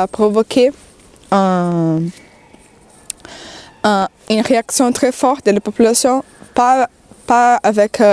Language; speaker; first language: French; non-native, fluent; Portuguese